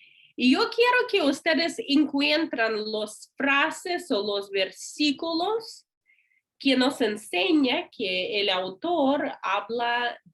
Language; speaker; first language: Spanish; non-native, learner; English